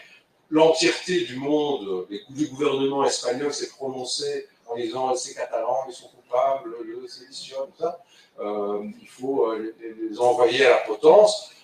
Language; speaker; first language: French; native; French